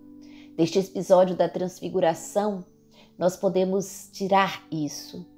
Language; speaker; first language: Portuguese; native; Portuguese